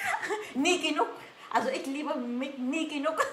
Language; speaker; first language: German; non-native, learner; Vietnamese